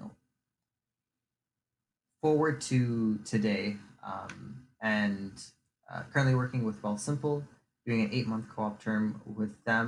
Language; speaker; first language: English; native; English